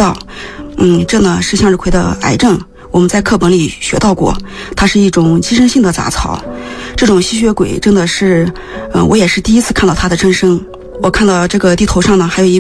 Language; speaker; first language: Chinese; native; Chinese